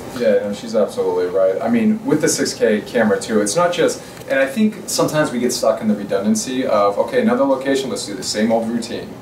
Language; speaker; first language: English; native; English